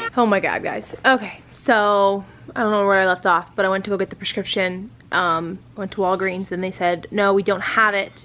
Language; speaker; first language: English; native; English